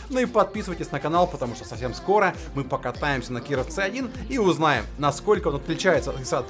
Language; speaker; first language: Russian; native; Russian